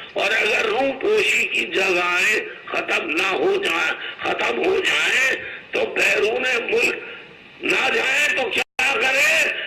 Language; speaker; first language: Urdu; native; Urdu